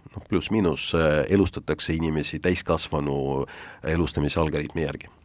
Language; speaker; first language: Estonian; non-native, local second language; Russian